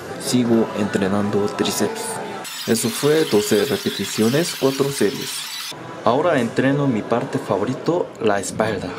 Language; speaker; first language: Spanish; non-native, learner; Korean